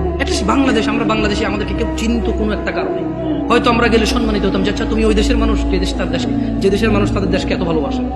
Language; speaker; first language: Bangla; early bilingual, heritage; Bangla